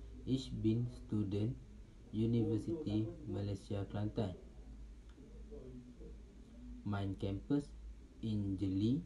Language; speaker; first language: German; non-native, learner; Malay